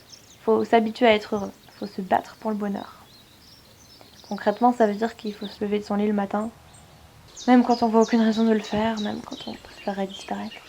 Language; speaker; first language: French; native; French